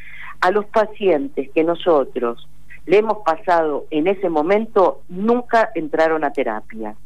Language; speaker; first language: Spanish; native; Spanish